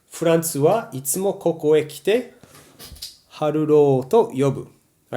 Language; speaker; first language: Japanese; non-native, fluent; English